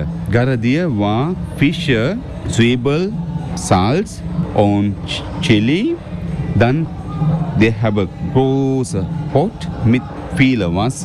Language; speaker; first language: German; non-native, learner; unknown